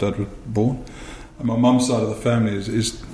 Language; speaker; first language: English; native; English